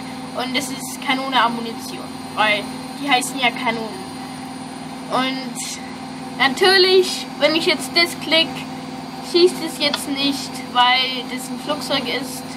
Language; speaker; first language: German; non-native, fluent; English